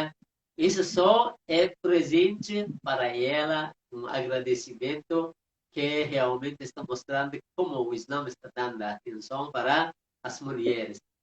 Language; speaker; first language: Portuguese; non-native, fluent; Persian